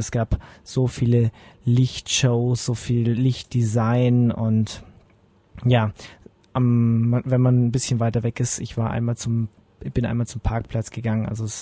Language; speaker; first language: German; native; German